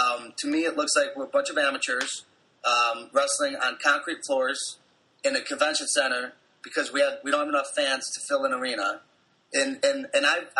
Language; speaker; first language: English; native; English